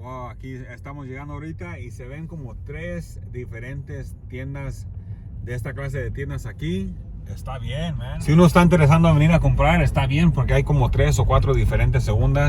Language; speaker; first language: Spanish; early bilingual, heritage; Spanish